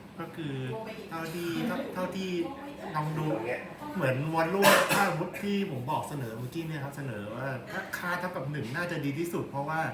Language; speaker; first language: Thai; native; Thai